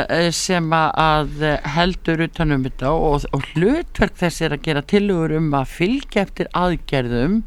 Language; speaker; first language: Icelandic; native; Icelandic